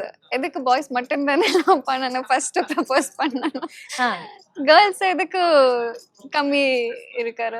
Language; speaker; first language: Tamil; non-native, learner; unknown